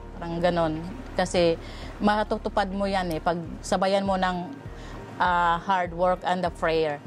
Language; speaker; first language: Filipino; non-native, local second language; Cebuano